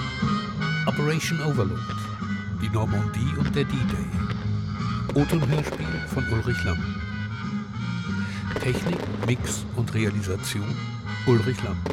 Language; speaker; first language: German; native; German